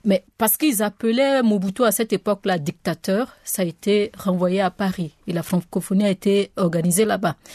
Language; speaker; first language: French; non-native, local second language; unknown